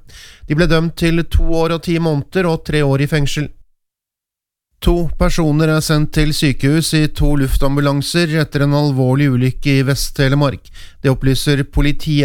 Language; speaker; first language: Norwegian; native; Norwegian